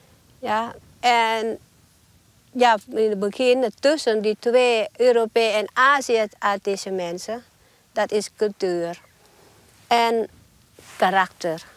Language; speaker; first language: Dutch; non-native, learner; Thai